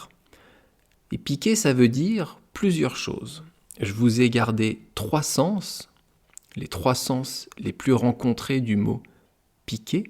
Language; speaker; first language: French; native; French